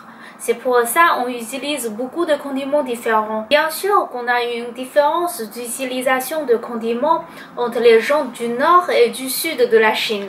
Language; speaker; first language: French; non-native, fluent; Chinese